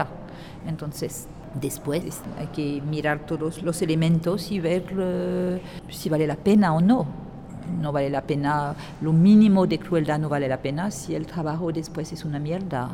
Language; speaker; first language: Spanish; non-native, fluent; French